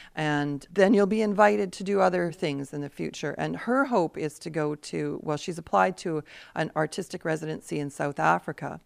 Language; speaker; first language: English; native; English